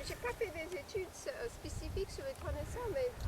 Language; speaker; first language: French; non-native, fluent; English